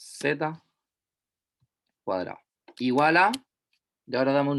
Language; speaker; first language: Spanish; native; Spanish